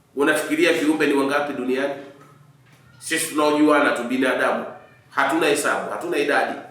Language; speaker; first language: Swahili; native; Swahili